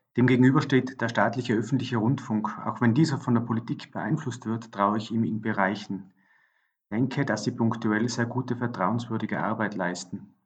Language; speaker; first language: German; native; German